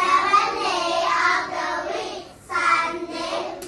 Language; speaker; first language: English; non-native, learner; Thai